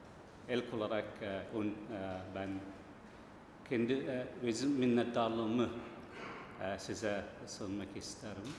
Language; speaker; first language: Turkish; non-native, fluent; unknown